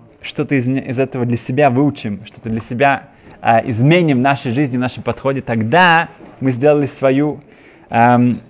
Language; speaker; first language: Russian; native; Russian